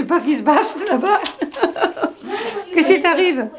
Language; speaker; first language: French; native; French